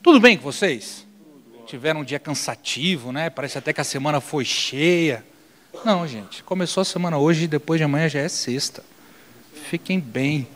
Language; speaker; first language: Portuguese; native; Portuguese